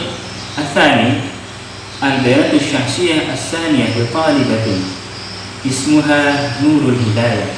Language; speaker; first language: Arabic; non-native, learner; Indonesian